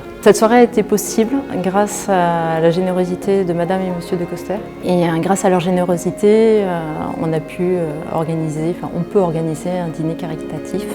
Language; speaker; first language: French; native; French